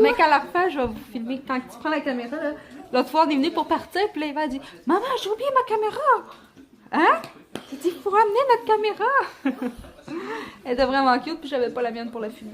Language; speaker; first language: French; native; French